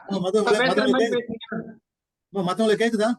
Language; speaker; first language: Tamil; native; Tamil